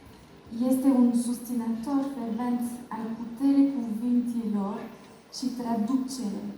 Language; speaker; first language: Romanian; non-native, learner; French